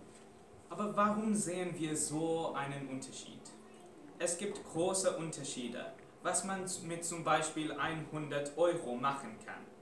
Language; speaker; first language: German; non-native, fluent; English